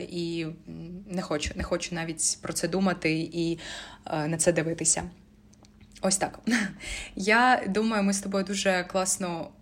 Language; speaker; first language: Ukrainian; native; Ukrainian